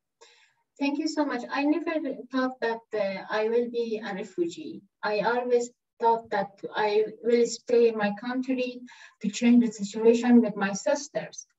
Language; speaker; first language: English; non-native, learner; Persian